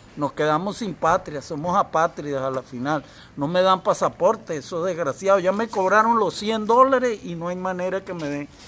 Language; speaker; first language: Spanish; native; Spanish